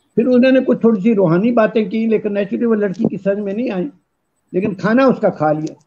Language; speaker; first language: Urdu; non-native, local second language; Punjabi